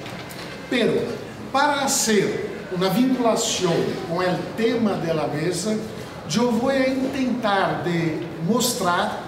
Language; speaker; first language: Spanish; non-native, fluent; Portuguese